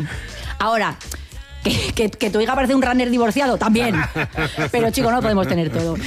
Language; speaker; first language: Spanish; native; Spanish